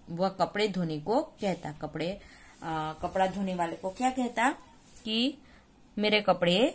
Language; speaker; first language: Hindi; non-native, local second language; Gujarati